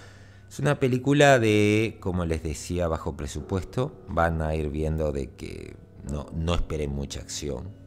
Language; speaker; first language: Spanish; native; Spanish